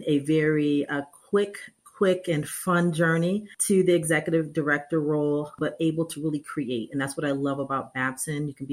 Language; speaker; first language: English; native; English